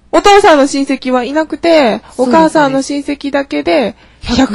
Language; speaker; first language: Japanese; native; Japanese